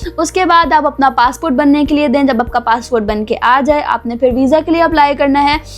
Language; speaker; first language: Urdu; native; Urdu